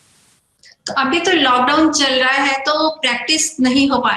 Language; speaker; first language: Hindi; native; Hindi